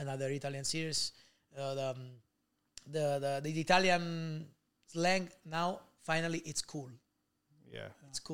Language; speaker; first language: English; non-native, learner; Italian